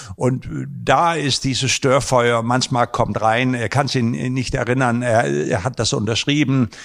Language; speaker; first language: German; non-native, fluent; Danish